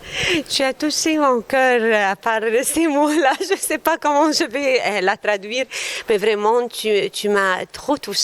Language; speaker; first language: French; non-native, learner; Arabic